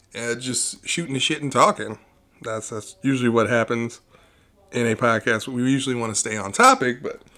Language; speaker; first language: English; native; English